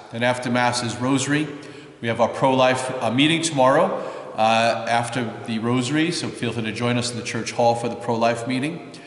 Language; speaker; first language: English; native; English